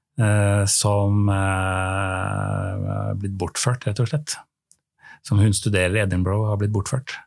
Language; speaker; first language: Norwegian; native; Norwegian